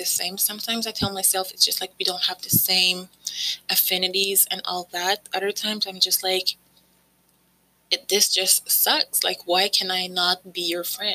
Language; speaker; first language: English; native; English